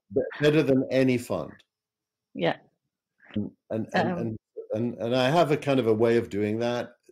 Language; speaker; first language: English; native; English